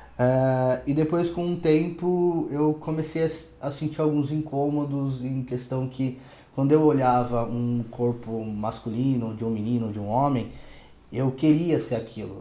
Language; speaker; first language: Portuguese; native; Portuguese